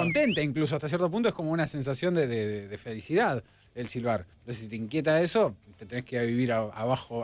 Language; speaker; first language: Spanish; native; Spanish